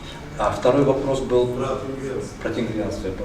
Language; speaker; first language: Russian; native; Russian